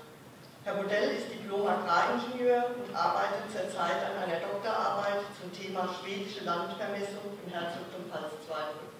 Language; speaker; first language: German; native; German